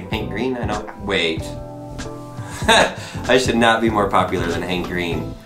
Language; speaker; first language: English; native; English